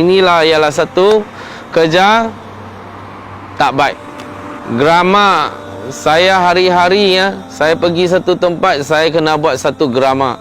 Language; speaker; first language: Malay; non-native, local second language; Chinese